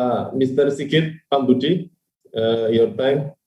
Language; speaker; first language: English; non-native, fluent; Indonesian